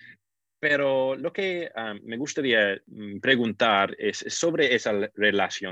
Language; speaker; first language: Spanish; non-native, fluent; English